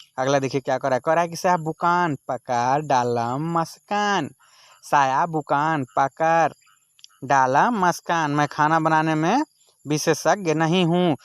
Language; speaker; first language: Hindi; native; Hindi